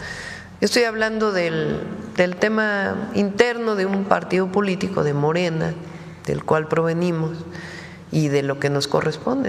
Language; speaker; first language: Spanish; native; Spanish